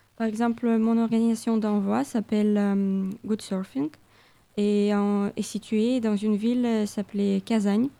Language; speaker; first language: French; non-native, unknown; Russian